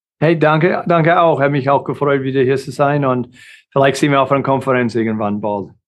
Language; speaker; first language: German; non-native, fluent; English